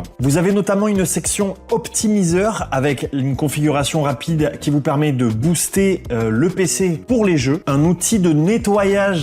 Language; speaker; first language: French; native; French